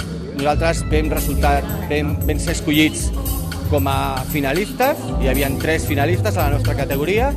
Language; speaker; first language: Catalan; native; Catalan